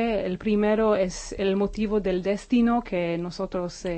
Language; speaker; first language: Spanish; non-native, fluent; Hebrew